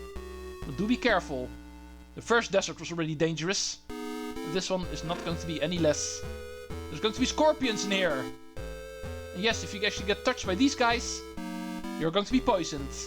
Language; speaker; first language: English; non-native, fluent; Dutch